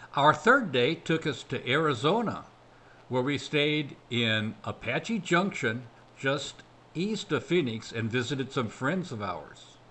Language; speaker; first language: English; native; English